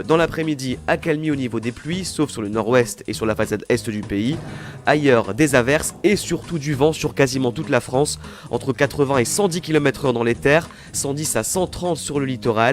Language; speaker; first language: French; native; French